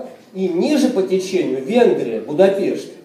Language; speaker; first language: Russian; native; Russian